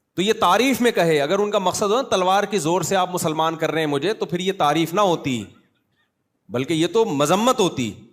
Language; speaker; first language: Urdu; native; Urdu